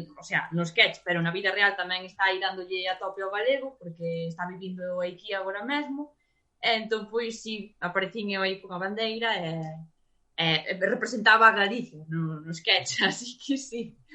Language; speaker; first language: Galician; native; Galician